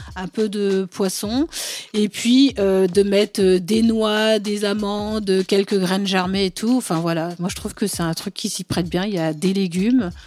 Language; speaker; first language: French; early bilingual, other home language; Bambara